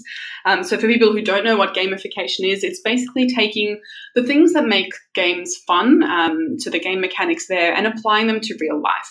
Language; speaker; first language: English; early bilingual, other home language; German